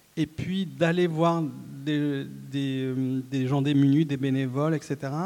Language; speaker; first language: French; early bilingual, other home language; Arabic